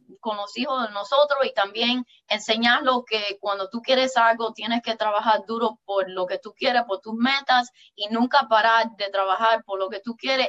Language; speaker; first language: Spanish; early bilingual, heritage; English